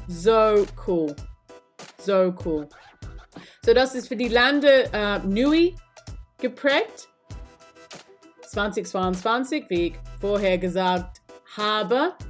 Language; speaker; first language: German; non-native, learner; English